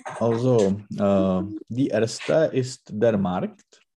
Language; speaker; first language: German; non-native, learner; Czech